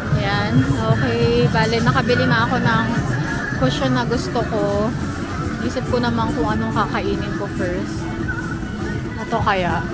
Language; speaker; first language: Filipino; native; Filipino